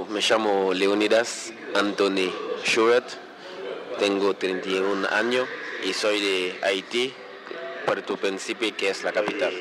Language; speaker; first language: Spanish; non-native, local second language; Haitian Creole